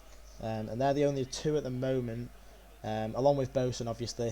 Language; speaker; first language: English; native; English